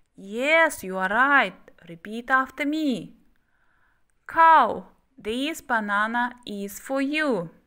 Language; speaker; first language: English; non-native, fluent; Kazakh